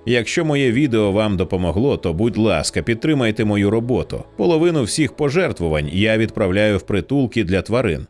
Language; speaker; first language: Ukrainian; native; Ukrainian